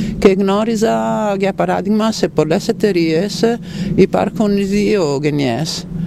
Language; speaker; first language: Greek; non-native, fluent; Italian